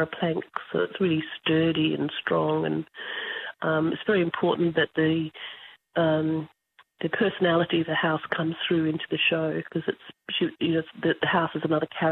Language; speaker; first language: English; native; English